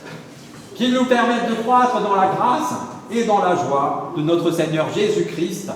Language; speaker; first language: French; native; French